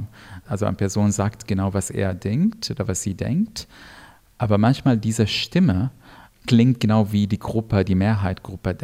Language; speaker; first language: German; non-native, fluent; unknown